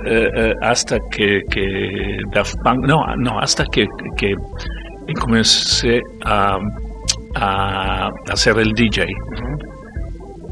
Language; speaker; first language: Spanish; non-native, learner; Italian